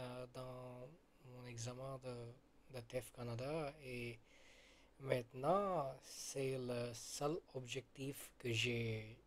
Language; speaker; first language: French; non-native, learner; Gujarati